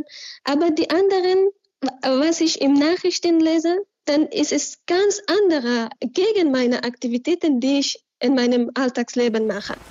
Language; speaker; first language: German; non-native, learner; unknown